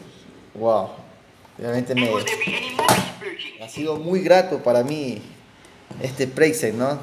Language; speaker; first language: Spanish; native; Spanish